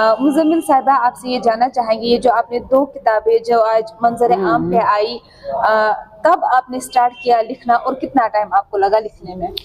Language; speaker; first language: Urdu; non-native, local second language; Kashmiri